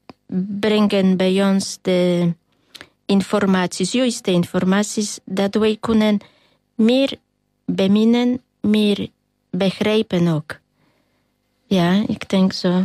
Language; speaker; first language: Dutch; non-native, learner; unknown